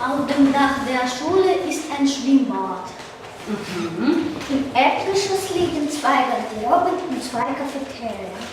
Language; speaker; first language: German; non-native, learner; Russian